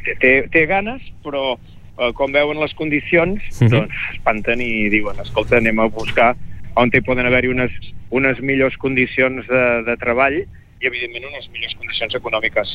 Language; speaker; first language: Catalan; native; Catalan